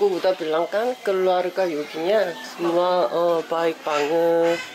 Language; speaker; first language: Indonesian; non-native, fluent; Korean